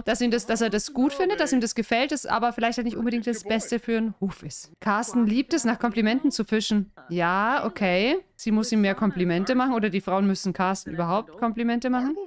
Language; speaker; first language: German; native; German